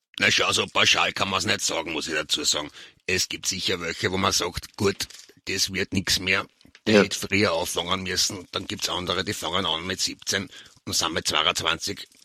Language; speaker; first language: German; native; German